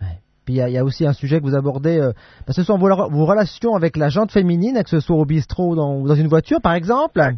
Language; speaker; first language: French; native; French